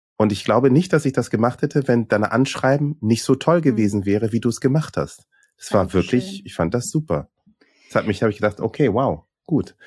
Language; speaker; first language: German; early bilingual, other home language; Swahili